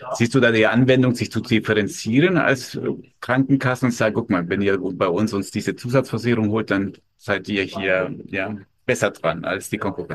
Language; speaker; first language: German; native; German